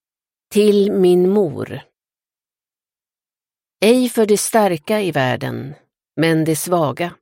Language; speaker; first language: Swedish; native; Swedish